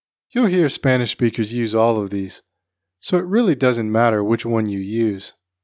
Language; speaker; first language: English; native; English